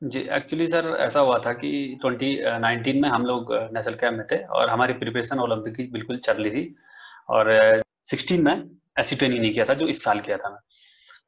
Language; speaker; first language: Hindi; native; Hindi